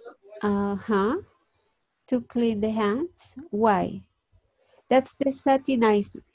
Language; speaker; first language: English; non-native, fluent; Spanish